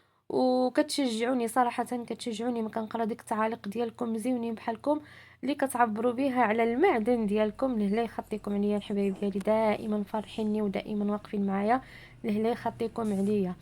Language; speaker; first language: Arabic; native; Arabic